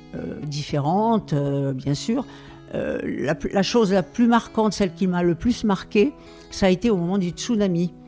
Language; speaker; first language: French; native; French